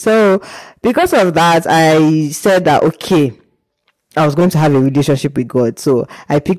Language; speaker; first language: English; non-native, local second language; Yoruba